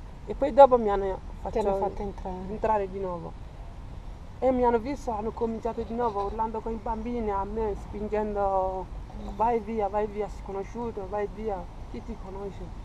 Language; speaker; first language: Italian; non-native, fluent; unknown